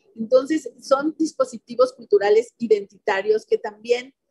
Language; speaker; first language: Spanish; native; Spanish